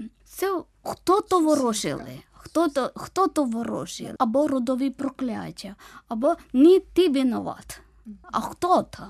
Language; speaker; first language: Ukrainian; non-native, fluent; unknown